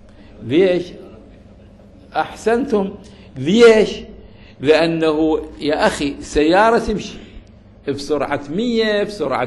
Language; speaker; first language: Arabic; native; Arabic